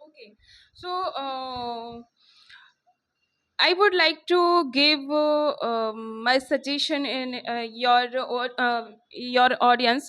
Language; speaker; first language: English; non-native, local second language; Hindi